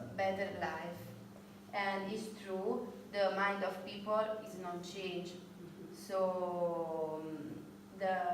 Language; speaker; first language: English; non-native, learner; Italian